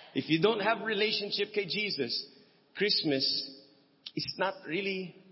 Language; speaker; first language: English; non-native, local second language; Filipino